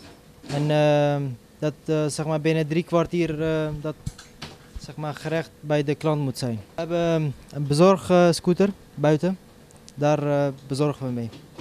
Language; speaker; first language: Dutch; non-native, local second language; Kurdish